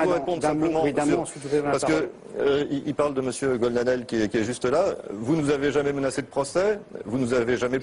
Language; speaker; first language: French; native; French